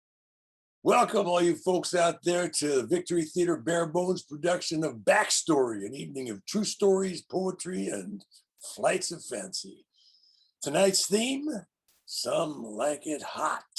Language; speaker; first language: English; native; English